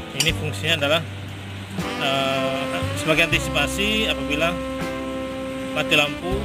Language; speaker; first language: Indonesian; native; Indonesian